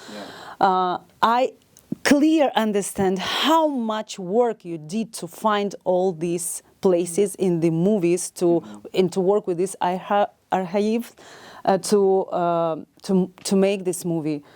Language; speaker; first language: English; non-native, learner; Ukrainian